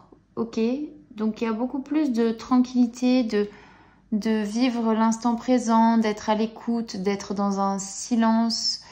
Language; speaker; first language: French; native; French